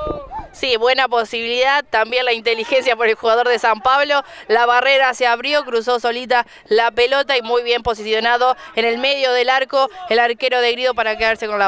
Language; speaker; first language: Spanish; native; Spanish